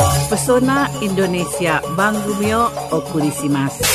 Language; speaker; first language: Japanese; non-native, fluent; Indonesian